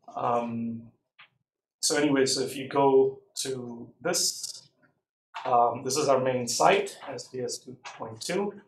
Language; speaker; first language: English; non-native, local second language; Tamil